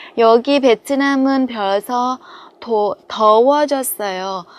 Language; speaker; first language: Korean; non-native, fluent; Vietnamese